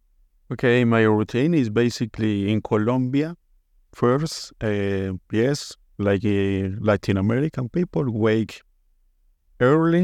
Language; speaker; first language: English; non-native, learner; Spanish